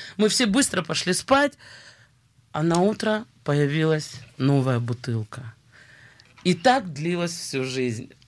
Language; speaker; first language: Russian; native; Russian